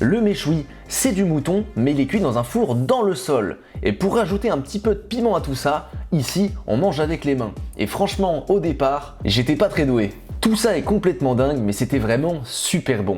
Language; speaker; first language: French; native; French